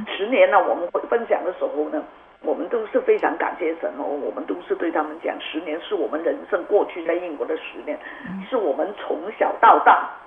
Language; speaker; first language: Chinese; non-native, local second language; Cantonese